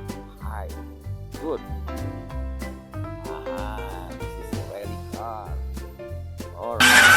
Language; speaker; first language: English; non-native, learner; Indonesian